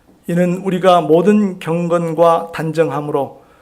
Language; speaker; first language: Korean; native; Korean